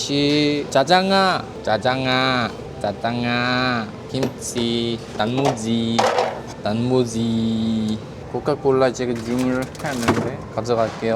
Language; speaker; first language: Korean; non-native, fluent; Mongolian